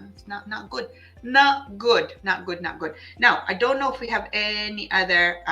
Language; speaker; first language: English; non-native, local second language; Filipino